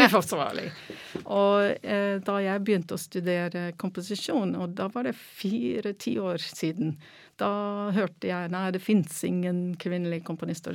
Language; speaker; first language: Norwegian; non-native, fluent; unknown